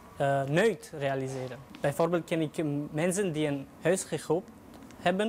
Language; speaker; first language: Dutch; non-native, fluent; Romany